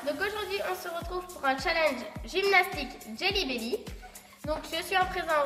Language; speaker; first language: French; native; French